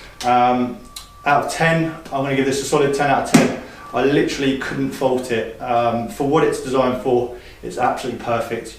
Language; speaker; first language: English; native; English